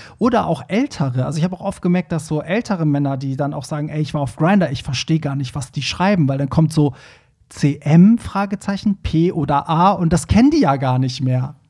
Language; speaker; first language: German; early bilingual, other home language; Persian